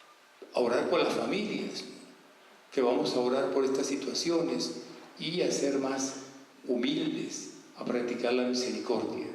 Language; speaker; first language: Spanish; native; Spanish